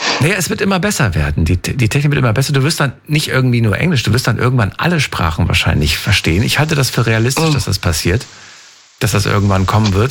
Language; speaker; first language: German; native; German